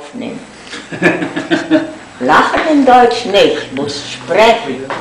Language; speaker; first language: German; early bilingual, heritage; German